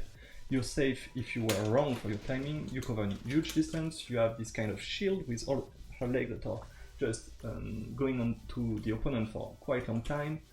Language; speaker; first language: English; non-native, fluent; French